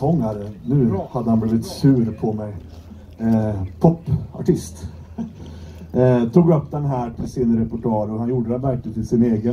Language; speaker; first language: Swedish; native; Swedish